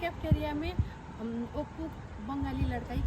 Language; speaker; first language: Hindi; non-native, learner; Nepali